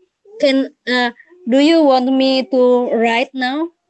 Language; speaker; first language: English; non-native, learner; Banjar